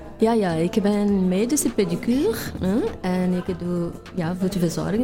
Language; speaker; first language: Dutch; non-native, learner; Portuguese